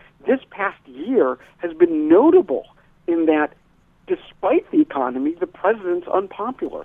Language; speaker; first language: English; native; English